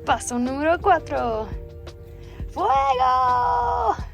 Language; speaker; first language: Spanish; non-native, fluent; English